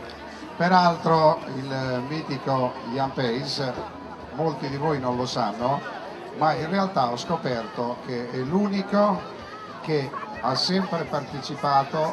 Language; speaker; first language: Italian; native; Italian